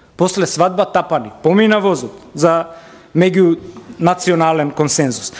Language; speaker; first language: Macedonian; native; Macedonian